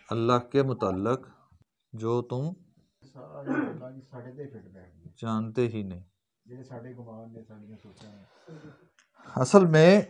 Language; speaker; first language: Urdu; native; Urdu